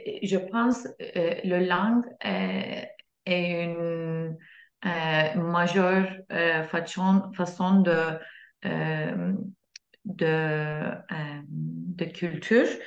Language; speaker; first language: French; non-native, learner; Turkish